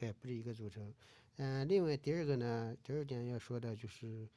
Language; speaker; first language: Chinese; native; Chinese